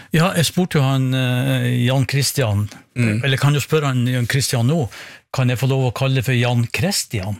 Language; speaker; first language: Norwegian; native; Norwegian